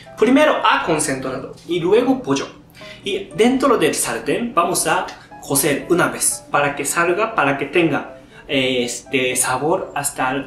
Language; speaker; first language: Spanish; non-native, fluent; Japanese